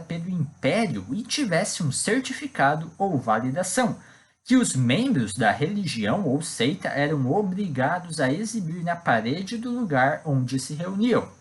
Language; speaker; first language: Portuguese; native; Portuguese